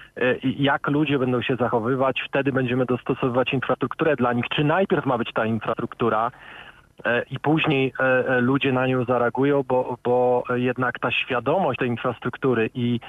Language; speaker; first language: Polish; native; Polish